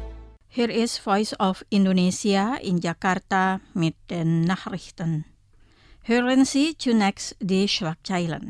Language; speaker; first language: German; non-native, fluent; Indonesian